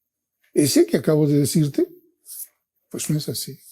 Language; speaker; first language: Spanish; native; Spanish